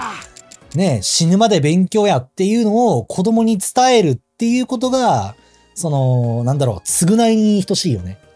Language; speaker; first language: Japanese; native; Japanese